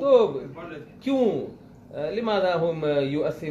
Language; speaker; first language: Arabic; non-native, fluent; Urdu